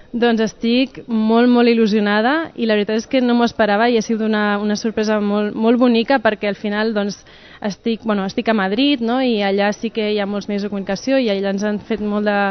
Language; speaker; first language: Catalan; native; Catalan